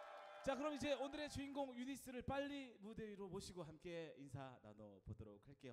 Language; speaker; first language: Korean; native; Korean